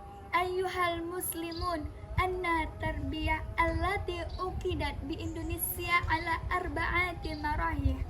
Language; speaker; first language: Arabic; non-native, learner; Indonesian